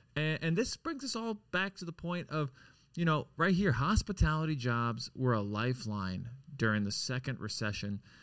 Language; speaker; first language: English; native; English